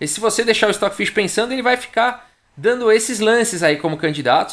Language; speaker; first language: Portuguese; native; Portuguese